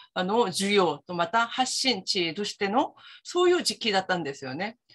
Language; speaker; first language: Japanese; non-native, fluent; Korean